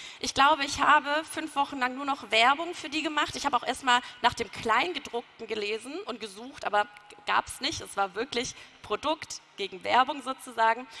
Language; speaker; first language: German; native; German